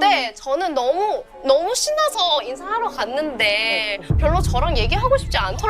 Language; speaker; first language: Korean; non-native, fluent; Thai